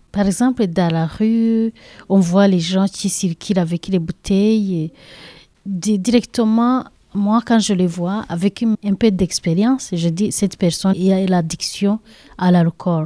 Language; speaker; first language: French; non-native, learner; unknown